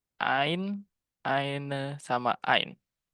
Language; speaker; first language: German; non-native, fluent; Indonesian